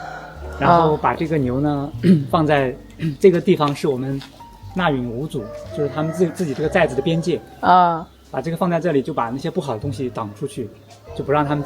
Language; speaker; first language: Chinese; non-native, local second language; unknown